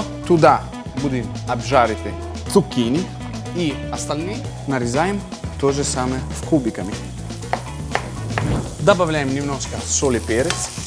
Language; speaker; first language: Russian; non-native, fluent; Italian